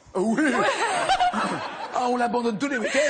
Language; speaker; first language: French; native; French